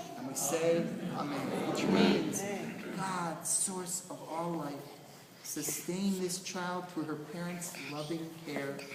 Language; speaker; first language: English; native; English